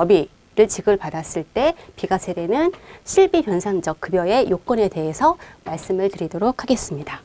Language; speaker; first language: Korean; native; Korean